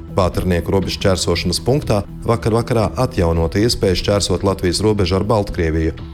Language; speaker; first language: Latvian; native; Latvian